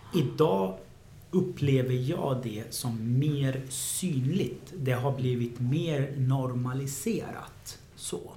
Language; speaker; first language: Swedish; early bilingual, other home language; Arabic